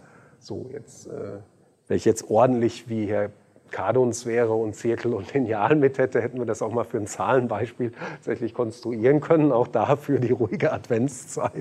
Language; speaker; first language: German; native; German